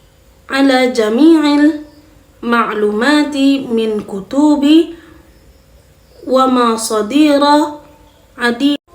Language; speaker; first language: Arabic; non-native, fluent; Indonesian